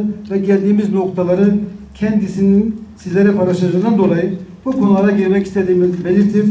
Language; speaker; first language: Turkish; native; Turkish